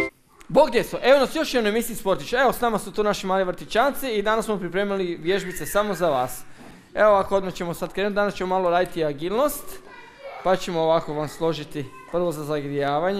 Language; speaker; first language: Croatian; native; Croatian